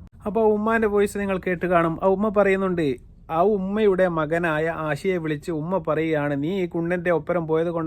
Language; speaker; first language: Malayalam; native; Malayalam